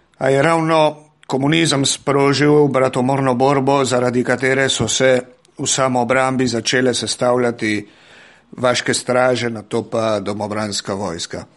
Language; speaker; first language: Slovenian; early bilingual, heritage; Slovenian